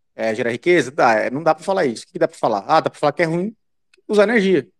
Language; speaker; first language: Portuguese; native; Portuguese